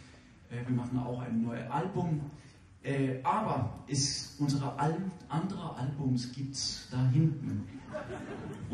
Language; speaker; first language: German; non-native, fluent; Danish